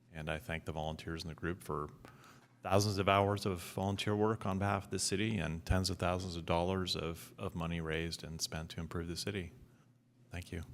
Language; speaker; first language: English; native; English